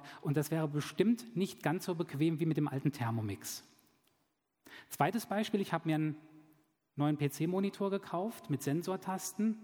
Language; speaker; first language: German; native; German